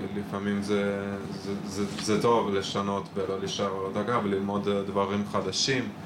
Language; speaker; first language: Hebrew; non-native, fluent; Italian